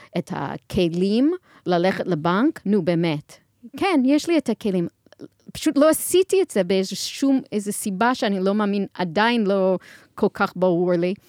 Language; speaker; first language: Hebrew; non-native, fluent; English